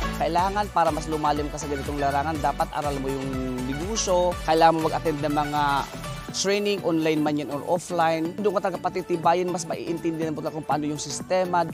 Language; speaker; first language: Filipino; non-native, local second language; Bikol